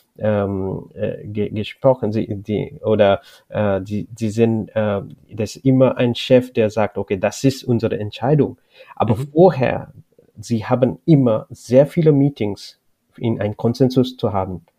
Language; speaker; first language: German; non-native, learner; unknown